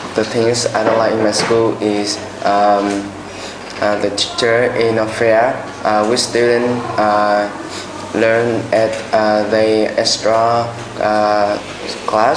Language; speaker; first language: English; non-native, learner; Vietnamese